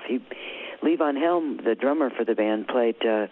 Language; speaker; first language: English; native; English